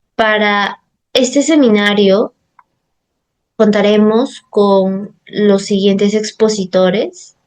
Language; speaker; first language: Spanish; native; Spanish